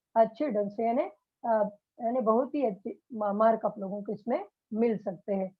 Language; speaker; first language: Hindi; non-native, local second language; Marathi